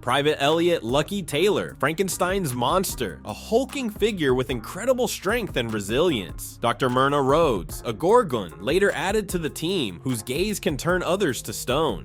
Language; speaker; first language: English; native; English